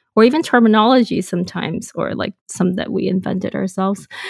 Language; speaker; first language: English; non-native, local second language; Cantonese